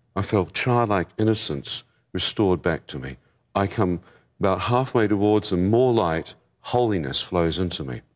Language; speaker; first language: English; native; English